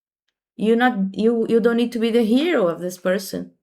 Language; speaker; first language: English; non-native, fluent; Portuguese